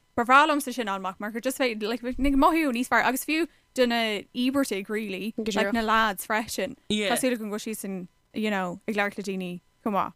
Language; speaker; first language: Irish; non-native, local second language; English